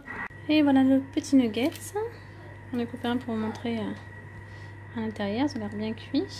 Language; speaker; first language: French; native; French